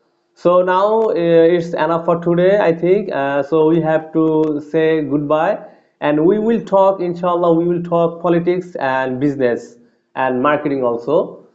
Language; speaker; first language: English; non-native, learner; Bangla